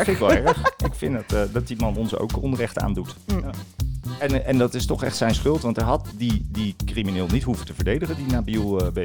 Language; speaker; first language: Dutch; native; Dutch